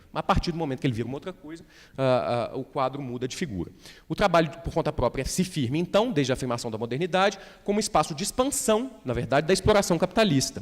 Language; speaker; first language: Portuguese; native; Portuguese